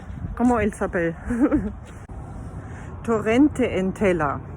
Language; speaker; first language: French; non-native, fluent; German